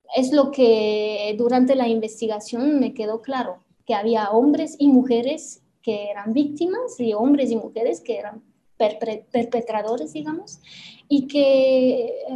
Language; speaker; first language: Spanish; non-native, fluent; Romanian